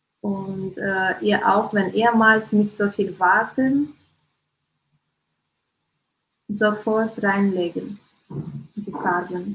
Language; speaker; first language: German; non-native, learner; Russian